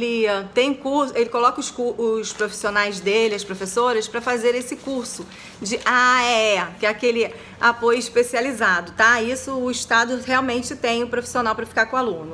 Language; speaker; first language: Portuguese; native; Portuguese